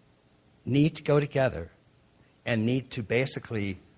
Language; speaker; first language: English; native; English